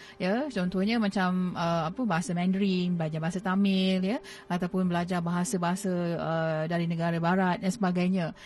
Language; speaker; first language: Malay; native; Malay